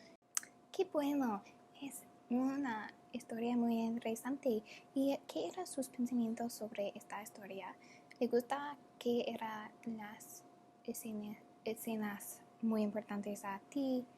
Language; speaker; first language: Spanish; non-native, learner; English